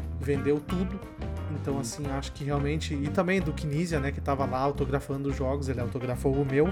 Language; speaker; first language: Portuguese; native; Portuguese